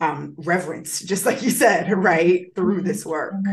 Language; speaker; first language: English; native; English